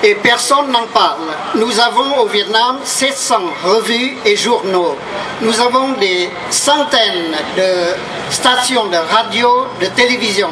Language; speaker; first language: French; non-native, fluent; Vietnamese